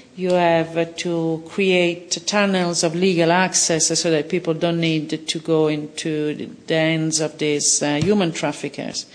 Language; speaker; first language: English; non-native, fluent; Italian